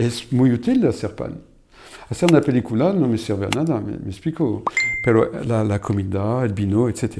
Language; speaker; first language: Spanish; non-native, fluent; French